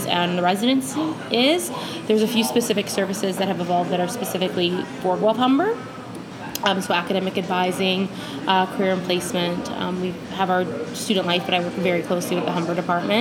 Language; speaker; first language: English; native; English